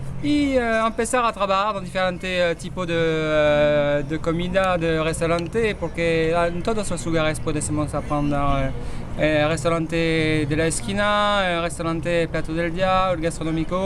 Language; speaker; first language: Spanish; non-native, learner; French